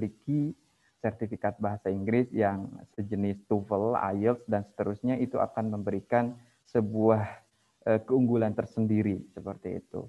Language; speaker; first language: Indonesian; native; Indonesian